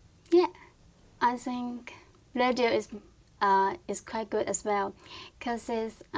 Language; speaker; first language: English; non-native, learner; Korean